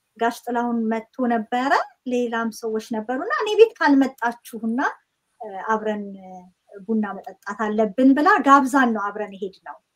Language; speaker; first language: Amharic; native; Amharic